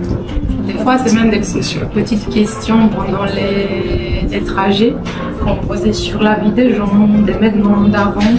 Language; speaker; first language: French; non-native, fluent; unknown